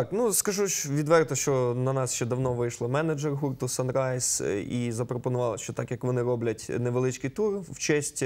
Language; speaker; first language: Ukrainian; native; Ukrainian